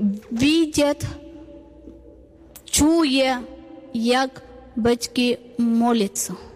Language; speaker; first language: Ukrainian; non-native, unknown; Malayalam